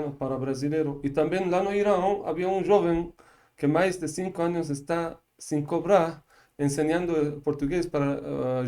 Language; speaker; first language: Portuguese; non-native, learner; Persian